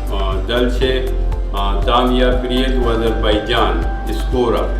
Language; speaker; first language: Russian; non-native, learner; Urdu